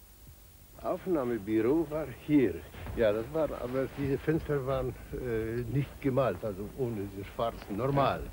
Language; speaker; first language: German; non-native, fluent; Polish